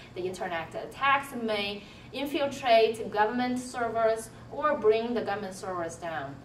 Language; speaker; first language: English; non-native, fluent; Chinese